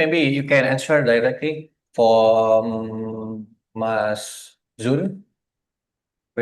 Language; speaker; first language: English; non-native, learner; Indonesian